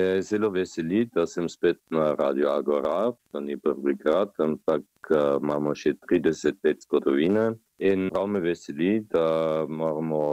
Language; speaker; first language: Slovenian; non-native, learner; German